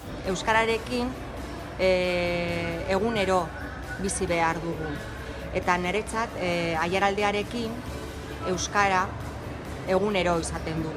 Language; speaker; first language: Basque; non-native, local second language; Spanish